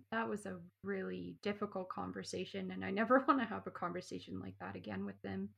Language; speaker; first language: English; native; English